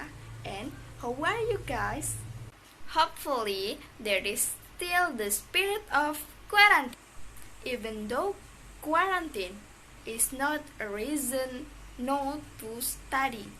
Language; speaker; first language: English; non-native, learner; Indonesian